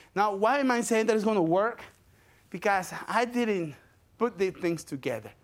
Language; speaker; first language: English; non-native, fluent; Spanish